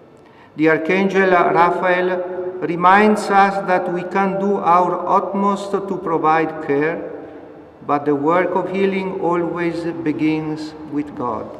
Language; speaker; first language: English; non-native, fluent; Italian